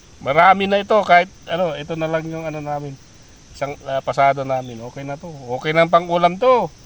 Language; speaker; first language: Filipino; native; Filipino